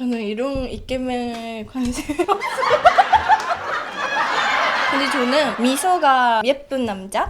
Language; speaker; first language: Korean; non-native, learner; Japanese